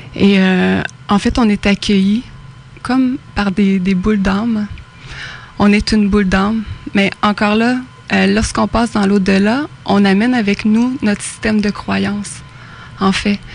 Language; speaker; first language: French; native; French